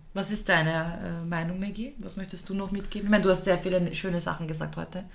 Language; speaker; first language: German; early bilingual, other home language; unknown